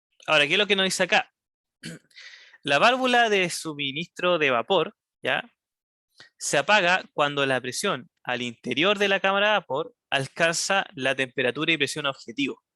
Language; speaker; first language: Spanish; native; Spanish